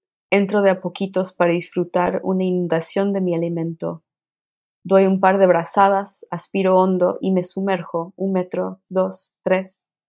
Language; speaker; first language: Spanish; non-native, fluent; English